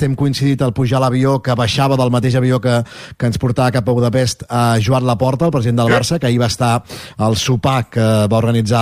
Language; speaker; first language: Catalan; native; Catalan